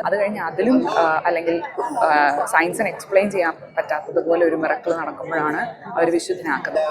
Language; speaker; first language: Malayalam; early bilingual, heritage; Malayalam